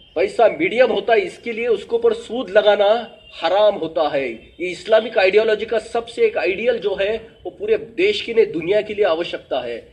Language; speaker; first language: Hindi; native; Hindi